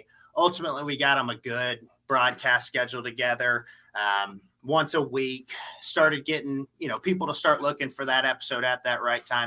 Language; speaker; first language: English; native; English